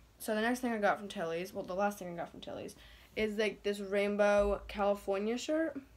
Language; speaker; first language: English; native; English